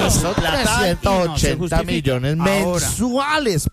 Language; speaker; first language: Spanish; native; Spanish